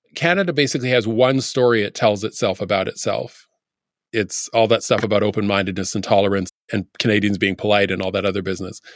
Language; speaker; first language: English; native; English